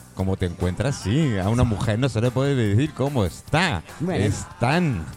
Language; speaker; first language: Spanish; non-native, fluent; English